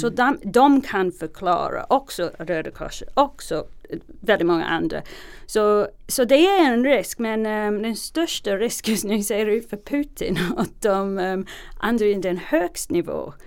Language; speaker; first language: Swedish; non-native, fluent; English